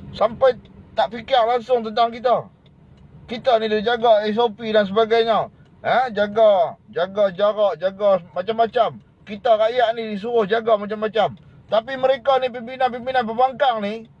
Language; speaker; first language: Malay; native; Malay